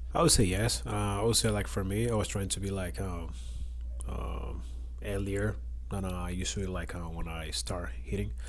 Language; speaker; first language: English; non-native, learner; Spanish